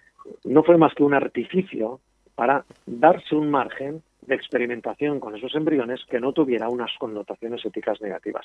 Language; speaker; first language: Spanish; native; Spanish